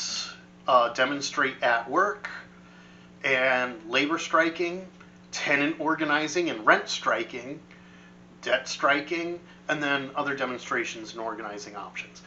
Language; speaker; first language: English; native; English